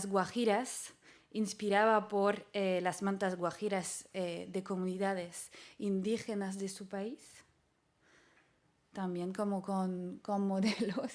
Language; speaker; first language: Spanish; non-native, fluent; French